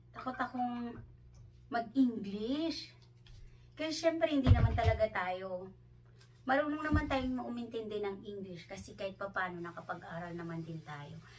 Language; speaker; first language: Filipino; non-native, local second language; Hiligaynon